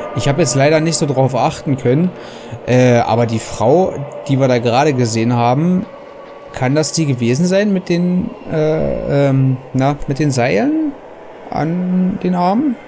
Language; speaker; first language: German; native; German